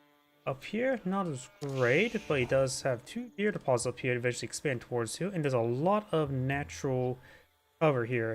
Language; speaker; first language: English; native; English